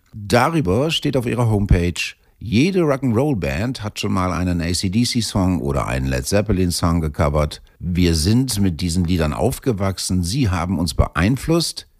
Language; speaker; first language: German; native; German